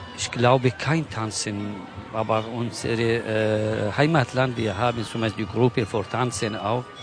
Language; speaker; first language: German; non-native, learner; Kurdish